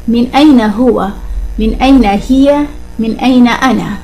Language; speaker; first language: Arabic; non-native, fluent; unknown